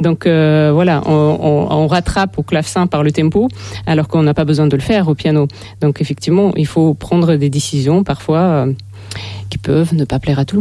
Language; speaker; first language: French; non-native, fluent; Russian